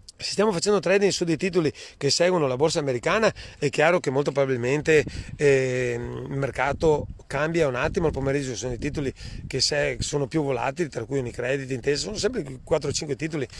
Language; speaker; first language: Italian; native; Italian